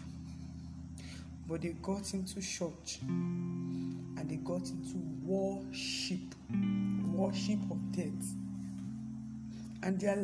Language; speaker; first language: English; non-native, local second language; Yoruba